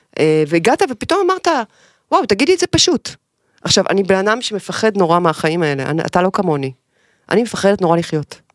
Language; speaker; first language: Hebrew; native; Hebrew